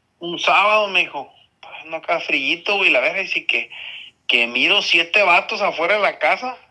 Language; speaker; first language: Spanish; early bilingual, heritage; Spanish